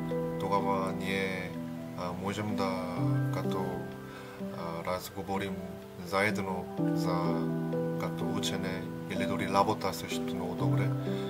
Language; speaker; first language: Bulgarian; non-native, learner; Korean